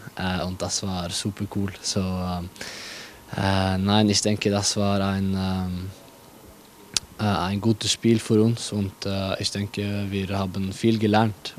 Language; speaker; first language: German; non-native, learner; Norwegian